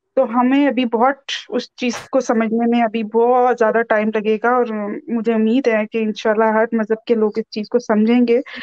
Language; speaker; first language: Urdu; native; Urdu